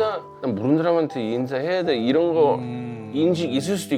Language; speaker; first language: Korean; non-native, fluent; English